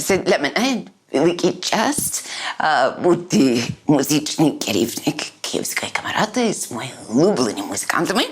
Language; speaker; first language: Ukrainian; early bilingual, heritage; English